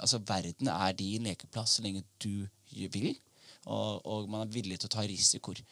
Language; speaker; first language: Norwegian; early bilingual, other home language; Somali